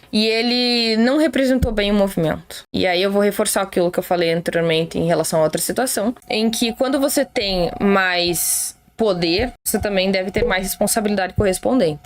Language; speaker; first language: Portuguese; native; Portuguese